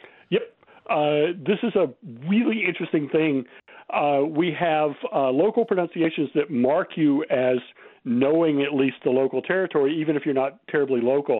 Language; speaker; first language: English; native; English